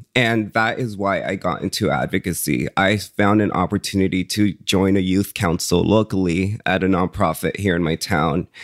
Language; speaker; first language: English; early bilingual, other home language; Spanish